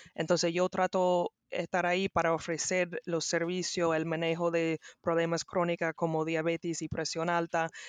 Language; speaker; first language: Spanish; non-native, learner; English